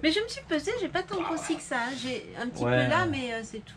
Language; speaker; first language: French; native; French